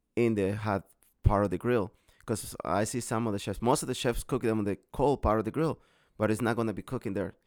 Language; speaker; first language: English; non-native, learner; Spanish